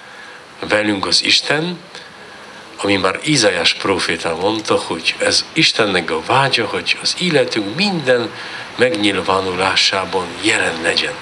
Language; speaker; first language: Hungarian; non-native, learner; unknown